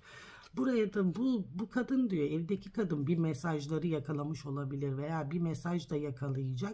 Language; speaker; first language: Turkish; early bilingual, heritage; Turkish